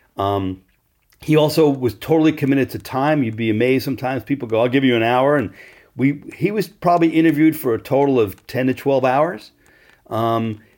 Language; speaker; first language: English; native; English